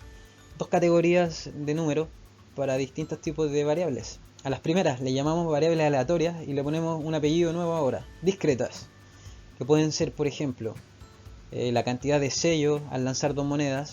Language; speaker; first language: Spanish; native; Spanish